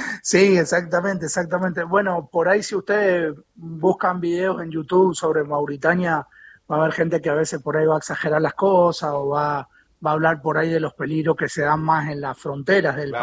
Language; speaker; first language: Spanish; native; Spanish